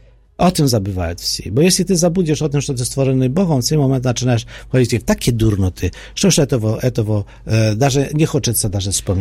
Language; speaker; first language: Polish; non-native, fluent; Ukrainian